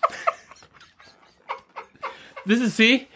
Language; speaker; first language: English; native; English